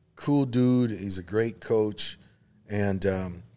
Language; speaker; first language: English; native; English